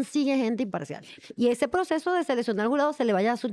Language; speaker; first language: Spanish; native; Spanish